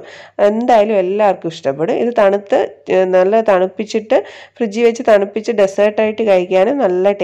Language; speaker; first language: Malayalam; native; Malayalam